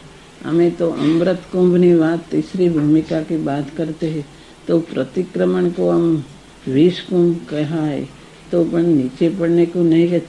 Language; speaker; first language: Hindi; non-native, local second language; Gujarati